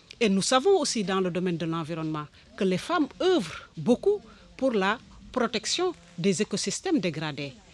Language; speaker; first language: French; non-native, local second language; Wolof